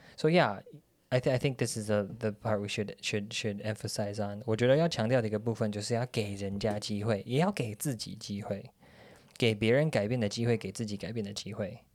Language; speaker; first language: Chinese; early bilingual, heritage; Chinese